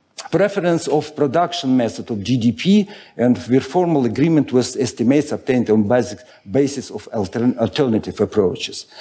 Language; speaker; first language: English; non-native, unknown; Russian